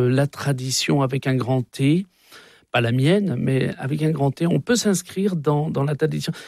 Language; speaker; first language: French; native; French